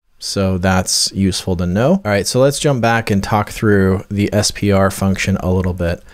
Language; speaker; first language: English; native; English